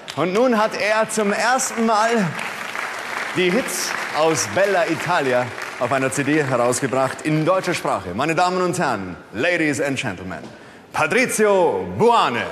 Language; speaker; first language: German; native; German